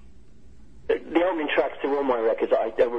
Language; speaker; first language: English; native; English